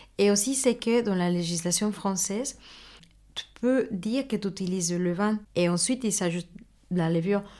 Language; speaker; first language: French; non-native, fluent; Spanish